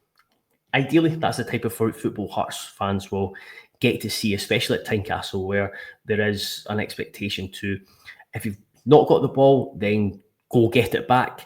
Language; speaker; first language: English; native; English